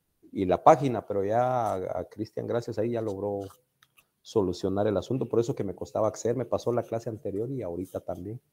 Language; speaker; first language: Spanish; native; Spanish